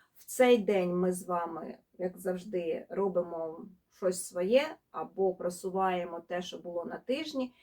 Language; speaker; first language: Ukrainian; non-native, local second language; Russian